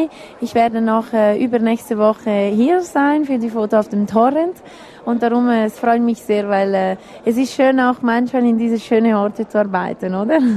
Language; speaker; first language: German; non-native, local second language; Italian